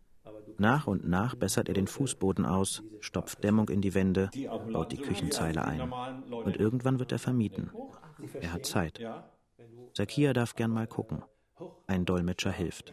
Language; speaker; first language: German; native; German